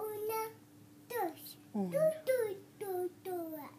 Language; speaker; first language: Spanish; early bilingual, heritage; Spanish